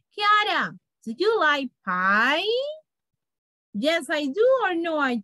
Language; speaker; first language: English; non-native, fluent; Spanish